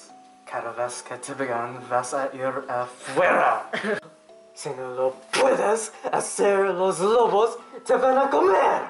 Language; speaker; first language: Spanish; non-native, learner; English